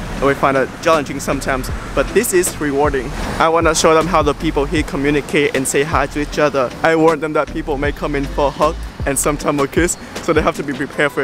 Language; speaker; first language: English; non-native, fluent; Vietnamese